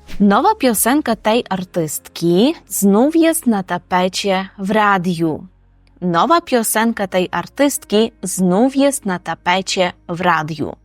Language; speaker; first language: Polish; non-native, fluent; Ukrainian